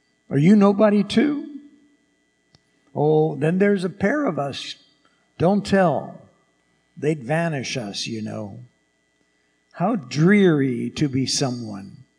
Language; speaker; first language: English; non-native, fluent; Spanish